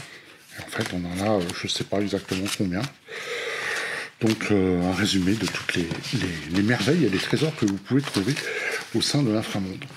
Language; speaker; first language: French; native; French